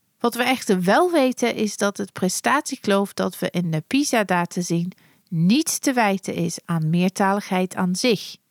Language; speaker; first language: Dutch; non-native, fluent; English